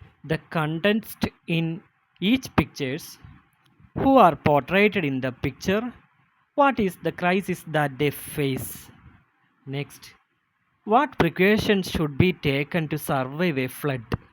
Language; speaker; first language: English; non-native, local second language; Malayalam